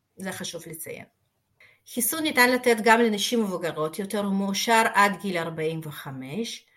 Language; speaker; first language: Hebrew; non-native, fluent; Russian